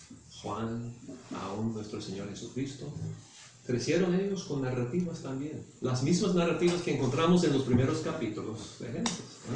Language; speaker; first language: Spanish; non-native, fluent; English